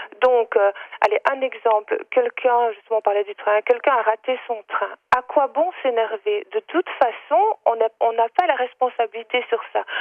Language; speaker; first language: French; native; French